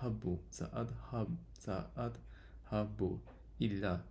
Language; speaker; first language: Arabic; non-native, learner; English